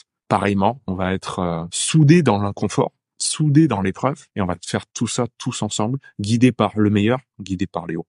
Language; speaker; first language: French; native; French